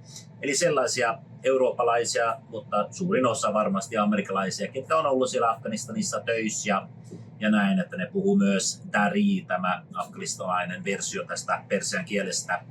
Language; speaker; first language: Finnish; non-native, fluent; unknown